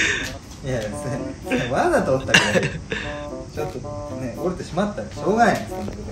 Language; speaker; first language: Japanese; native; Japanese